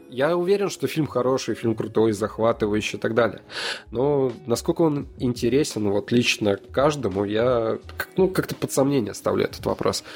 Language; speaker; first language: Russian; native; Russian